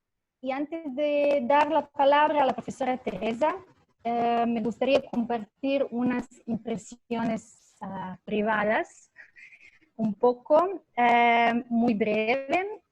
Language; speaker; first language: Spanish; non-native, fluent; Serbian